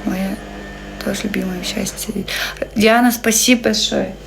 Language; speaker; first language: Russian; non-native, local second language; Kazakh